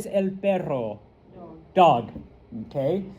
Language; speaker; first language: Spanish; non-native, fluent; English